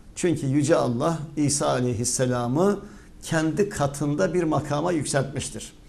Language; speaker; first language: Turkish; native; Turkish